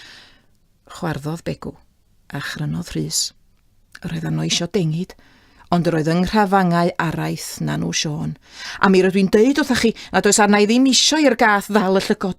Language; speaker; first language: Welsh; native; Welsh